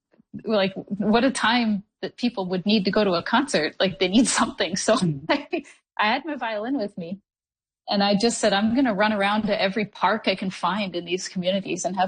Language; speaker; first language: English; native; English